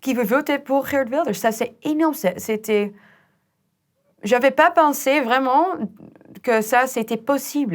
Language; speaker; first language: French; non-native, fluent; Dutch